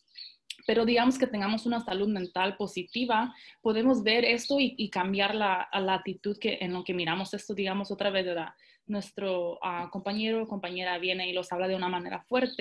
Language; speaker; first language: Spanish; early bilingual, heritage; Spanish